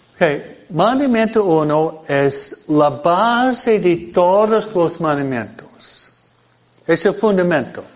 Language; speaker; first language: Spanish; non-native, fluent; English